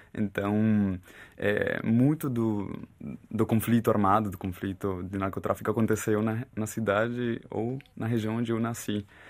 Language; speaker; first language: Portuguese; non-native, fluent; Spanish